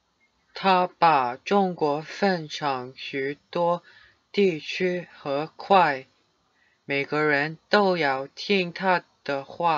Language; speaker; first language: Chinese; non-native, learner; English